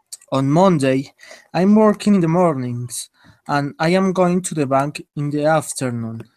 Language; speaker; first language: English; non-native, learner; Spanish